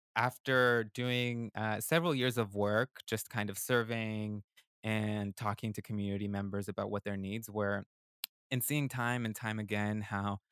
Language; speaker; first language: English; early bilingual, other home language; Spanish